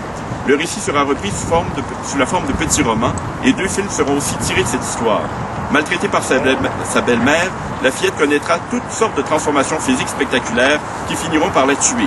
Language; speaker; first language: French; native; French